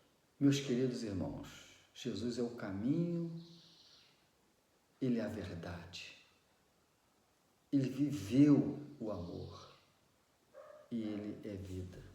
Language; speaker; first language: Portuguese; native; Portuguese